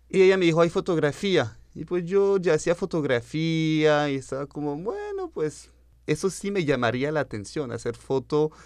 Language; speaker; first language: Spanish; early bilingual, heritage; French